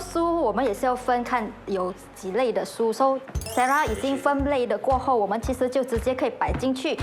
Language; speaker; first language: Chinese; native; Chinese